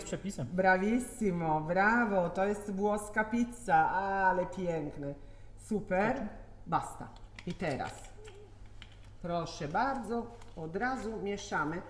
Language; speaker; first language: Polish; non-native, learner; Italian